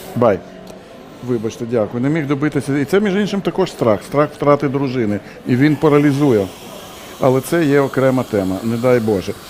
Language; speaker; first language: Ukrainian; non-native, local second language; Russian